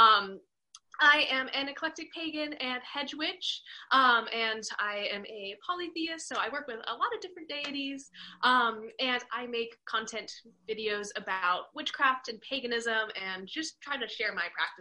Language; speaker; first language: English; native; English